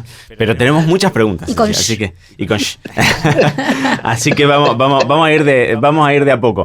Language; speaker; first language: Spanish; native; Spanish